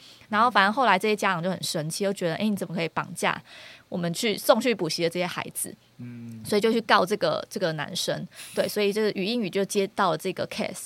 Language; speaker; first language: Chinese; native; Chinese